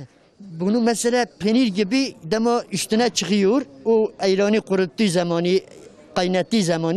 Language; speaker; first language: Turkish; non-native, local second language; Kurdish